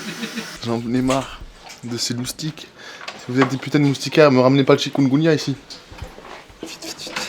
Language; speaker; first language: French; native; French